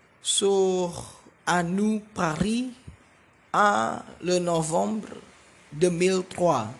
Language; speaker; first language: French; non-native, learner; Indonesian